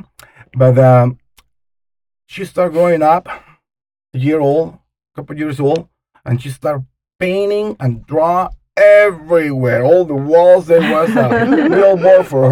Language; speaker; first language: English; non-native, learner; Spanish